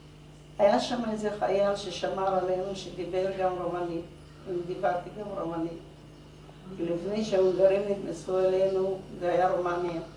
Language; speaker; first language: Hebrew; non-native, fluent; Hungarian